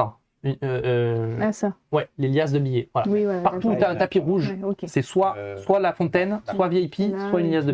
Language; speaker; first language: French; native; French